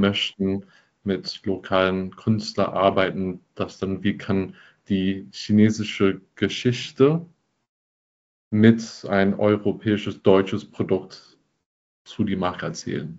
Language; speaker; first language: German; non-native, fluent; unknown